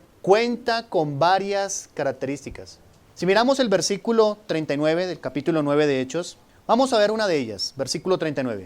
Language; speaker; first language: Spanish; native; Spanish